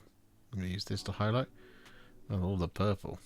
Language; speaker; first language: English; native; English